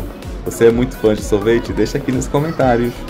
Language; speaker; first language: Portuguese; native; Portuguese